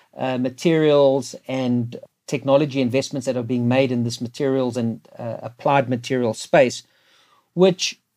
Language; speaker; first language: English; native; English